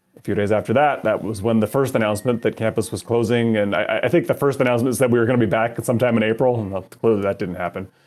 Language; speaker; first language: English; native; English